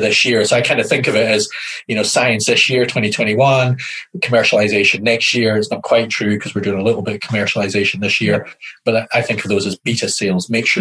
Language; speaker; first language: English; native; English